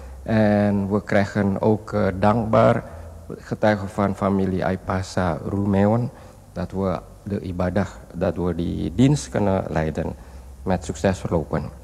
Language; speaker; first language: Dutch; non-native, fluent; Indonesian